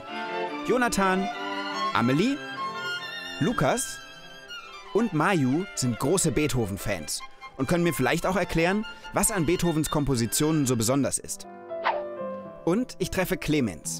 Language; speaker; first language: German; native; German